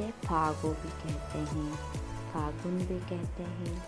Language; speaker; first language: Hindi; native; Hindi